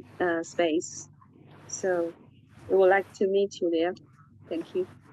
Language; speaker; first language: English; non-native, fluent; Chinese